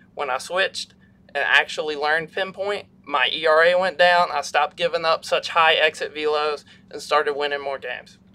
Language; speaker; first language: English; native; English